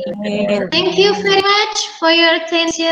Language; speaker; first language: English; non-native, learner; Indonesian